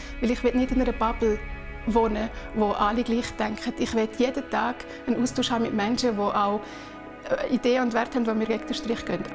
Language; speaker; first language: German; non-native, local second language; Romansh